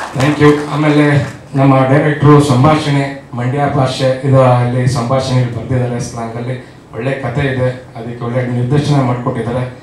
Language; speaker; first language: Kannada; native; Kannada